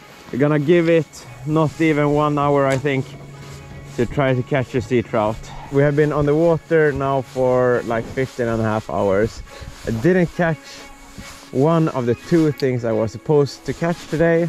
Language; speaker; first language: English; non-native, fluent; Swedish